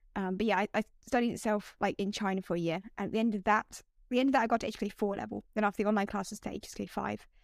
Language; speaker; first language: English; native; English